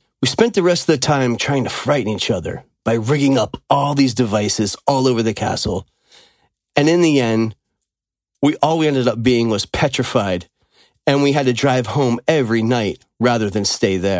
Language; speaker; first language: English; native; English